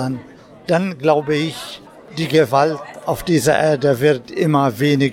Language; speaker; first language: German; non-native, fluent; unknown